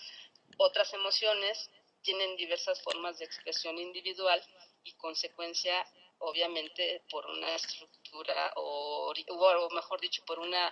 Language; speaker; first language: Spanish; native; Spanish